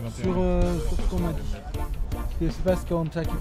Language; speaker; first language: French; native; French